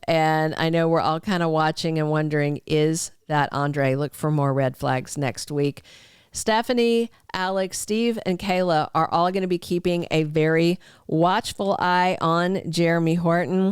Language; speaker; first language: English; native; English